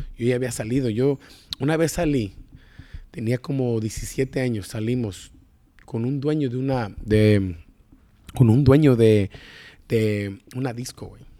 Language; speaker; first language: Spanish; early bilingual, heritage; Spanish